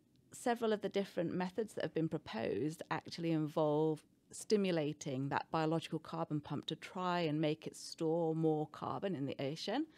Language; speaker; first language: English; native; English